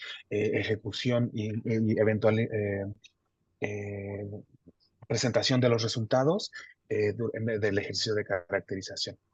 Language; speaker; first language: Spanish; native; Spanish